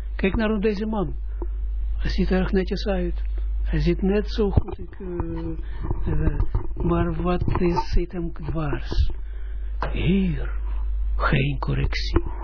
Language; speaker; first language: Dutch; non-native, fluent; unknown